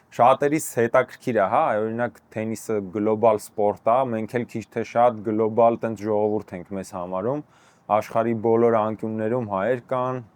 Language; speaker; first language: Armenian; native; Armenian